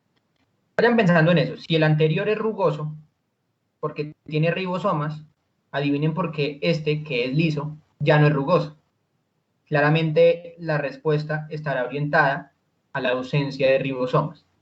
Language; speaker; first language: Spanish; native; Spanish